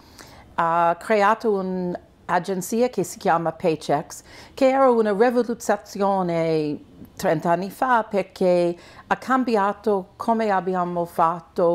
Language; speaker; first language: Italian; non-native, fluent; English